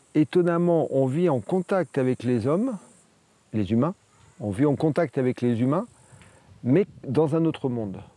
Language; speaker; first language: French; native; French